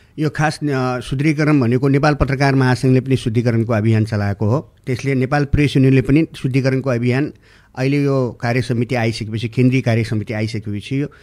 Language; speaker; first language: Nepali; native; Nepali